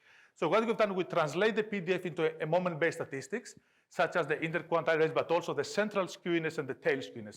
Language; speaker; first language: English; non-native, fluent; Greek